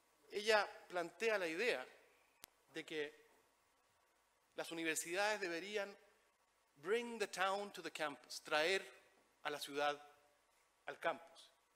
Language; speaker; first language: Spanish; native; Spanish